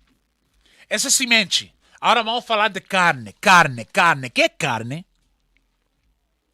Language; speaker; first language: Portuguese; non-native, learner; Spanish